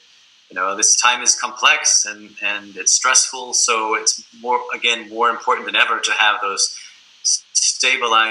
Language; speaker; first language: English; native; English